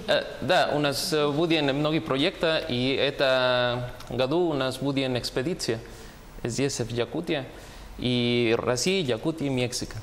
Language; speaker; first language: Russian; non-native, learner; Spanish